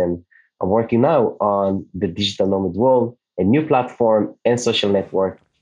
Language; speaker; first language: English; non-native, fluent; Hebrew